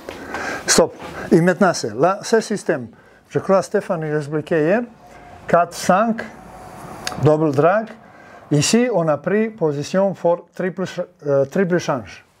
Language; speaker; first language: French; non-native, learner; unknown